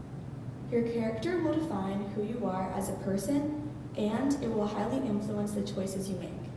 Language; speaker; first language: English; native; English